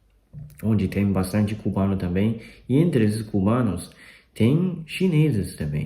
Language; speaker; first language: Portuguese; non-native, fluent; Chinese